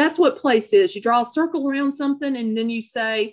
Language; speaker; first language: English; native; English